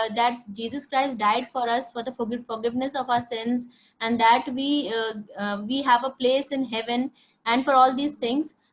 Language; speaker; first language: English; non-native, local second language; Hindi